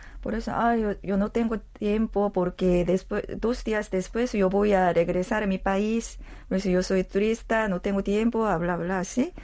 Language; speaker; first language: Spanish; non-native, learner; Korean